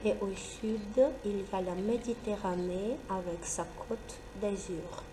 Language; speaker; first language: French; non-native, fluent; Ukrainian